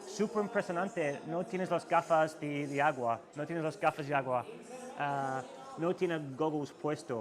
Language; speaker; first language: Spanish; non-native, learner; English